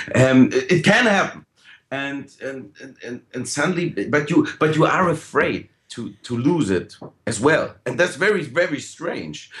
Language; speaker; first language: English; non-native, fluent; German